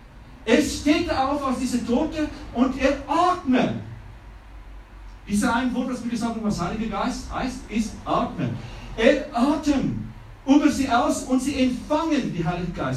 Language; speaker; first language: German; non-native, learner; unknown